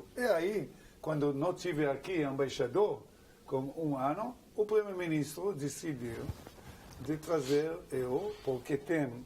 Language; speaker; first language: Portuguese; non-native, learner; Hebrew